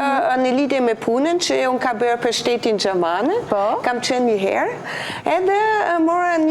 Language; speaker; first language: Albanian; non-native, fluent; German